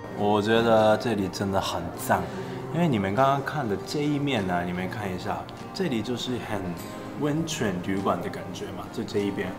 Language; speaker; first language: Chinese; non-native, fluent; Japanese